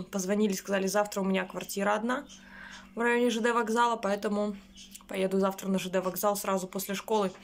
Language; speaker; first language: Russian; native; Russian